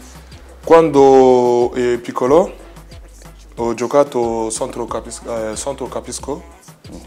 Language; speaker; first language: Italian; non-native, learner; French